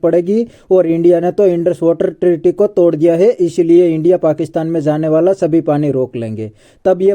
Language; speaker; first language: Hindi; native; Hindi